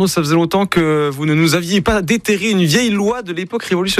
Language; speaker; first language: French; native; French